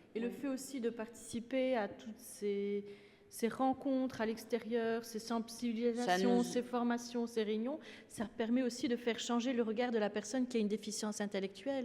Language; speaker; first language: French; native; French